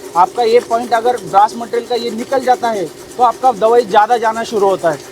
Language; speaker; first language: Hindi; non-native, local second language; Marathi